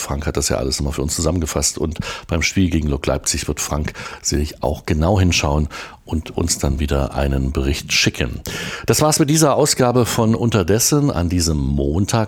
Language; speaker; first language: German; native; German